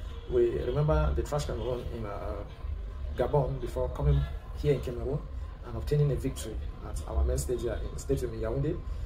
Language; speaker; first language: English; non-native, local second language; French